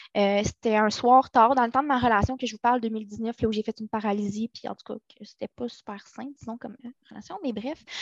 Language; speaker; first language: French; native; French